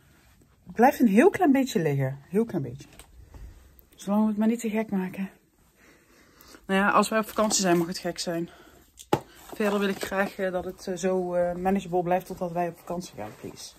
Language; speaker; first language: Dutch; native; Dutch